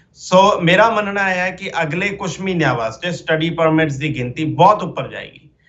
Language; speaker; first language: Punjabi; early bilingual, heritage; Punjabi